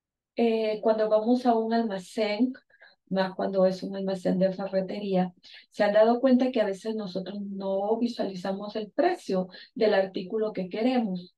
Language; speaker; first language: Spanish; native; Spanish